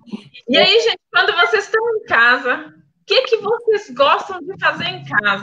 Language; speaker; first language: Portuguese; native; Portuguese